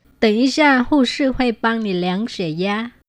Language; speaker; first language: Chinese; non-native, fluent; Vietnamese